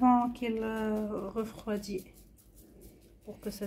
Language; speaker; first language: French; non-native, local second language; Arabic